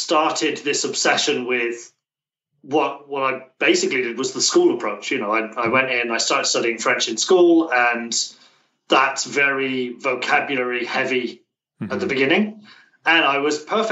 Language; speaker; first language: English; native; English